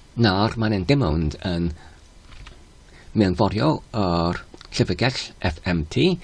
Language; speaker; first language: Welsh; non-native, fluent; English